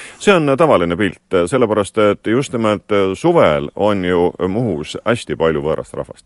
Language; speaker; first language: Estonian; native; Estonian